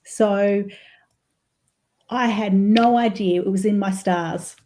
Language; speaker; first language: English; native; English